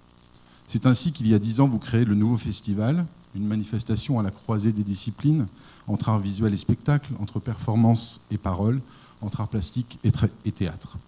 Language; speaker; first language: French; native; French